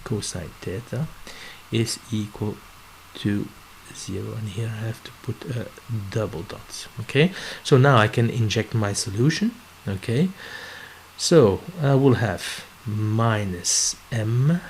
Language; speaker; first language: English; non-native, fluent; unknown